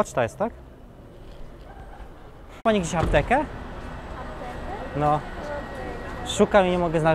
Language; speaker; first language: Polish; native; Polish